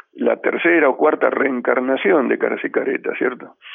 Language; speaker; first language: Spanish; native; Spanish